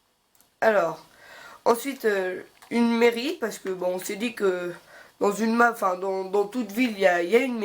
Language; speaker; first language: French; native; French